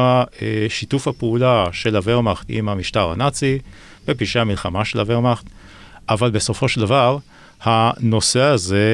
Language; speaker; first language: Hebrew; native; Hebrew